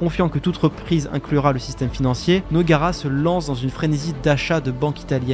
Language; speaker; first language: French; native; French